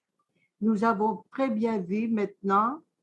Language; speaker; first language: French; non-native, fluent; Greek